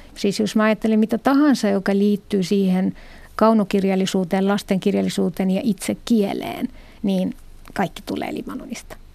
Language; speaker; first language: Finnish; non-native, fluent; Arabic